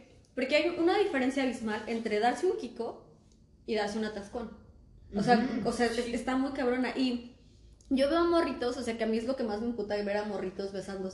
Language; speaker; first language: Spanish; native; Spanish